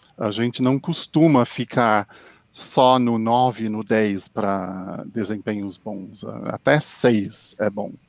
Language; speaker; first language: Portuguese; non-native, fluent; English